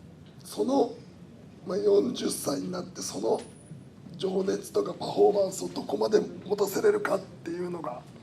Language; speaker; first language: Japanese; native; Japanese